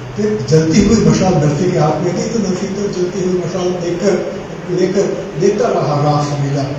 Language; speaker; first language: Hindi; non-native, local second language; Gujarati